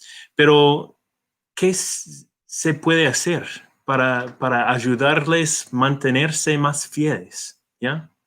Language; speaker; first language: Spanish; non-native, fluent; English